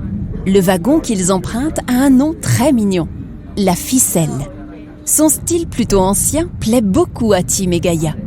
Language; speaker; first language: French; native; French